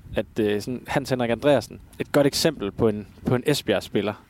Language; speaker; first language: Danish; native; Danish